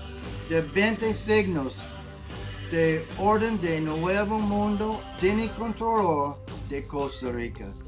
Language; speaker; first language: Spanish; non-native, learner; English